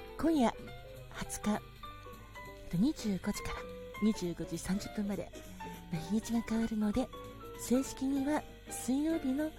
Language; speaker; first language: Japanese; native; Japanese